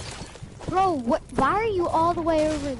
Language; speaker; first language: English; native; English